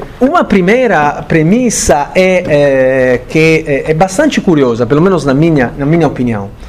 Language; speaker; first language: Portuguese; non-native, fluent; Italian